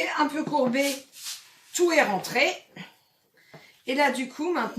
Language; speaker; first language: French; native; French